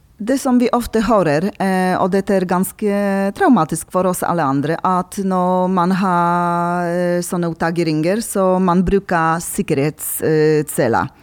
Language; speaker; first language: Norwegian; non-native, fluent; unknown